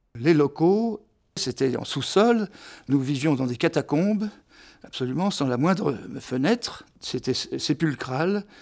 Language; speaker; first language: French; non-native, fluent; Italian